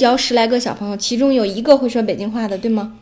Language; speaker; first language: Chinese; native; Chinese